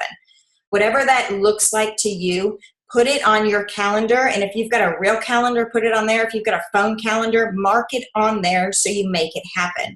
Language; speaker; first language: English; native; English